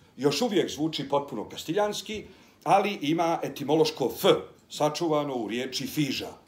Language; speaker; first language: Serbian; native; Serbian